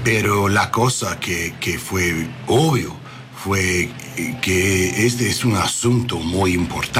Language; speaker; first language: Spanish; non-native, learner; English